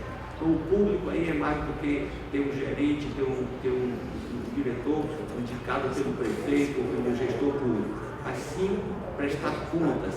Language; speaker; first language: Portuguese; native; Portuguese